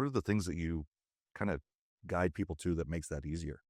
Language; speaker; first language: English; native; English